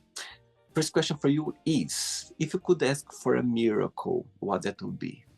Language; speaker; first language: English; non-native, fluent; Portuguese